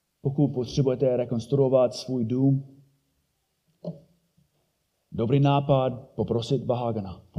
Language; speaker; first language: Czech; non-native, fluent; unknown